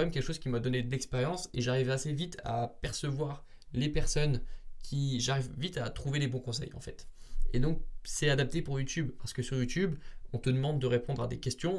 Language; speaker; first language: French; native; French